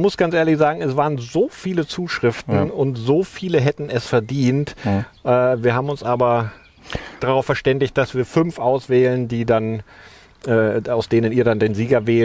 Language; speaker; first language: German; native; German